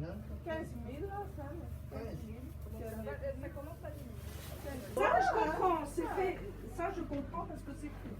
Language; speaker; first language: French; non-native, local second language; Malagasy